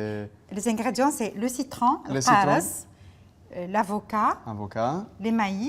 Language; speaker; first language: French; non-native, local second language; Arabic